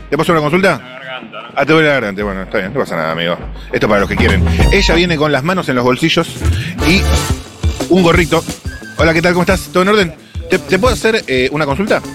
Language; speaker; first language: Spanish; native; Spanish